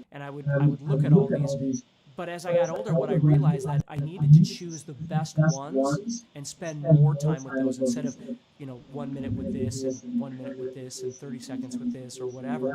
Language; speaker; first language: English; native; English